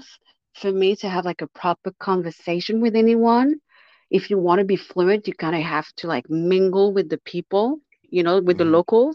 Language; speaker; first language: English; non-native, fluent; French